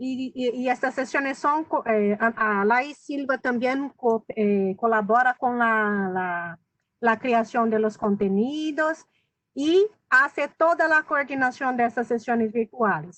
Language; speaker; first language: Spanish; non-native, fluent; Portuguese